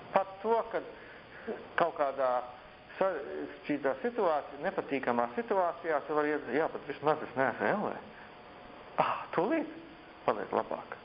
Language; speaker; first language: Latvian; early bilingual, heritage; Latvian